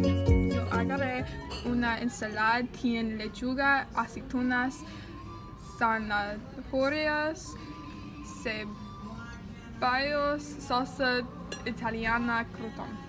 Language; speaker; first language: Spanish; non-native, learner; English